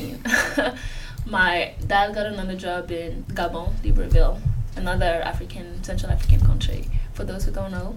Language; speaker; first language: English; non-native, fluent; French